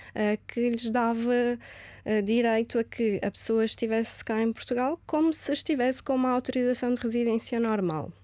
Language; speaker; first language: Portuguese; early bilingual, other home language; Romanian